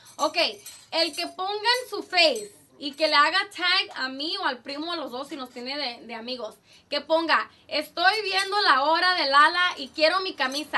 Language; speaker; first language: Spanish; early bilingual, heritage; Spanish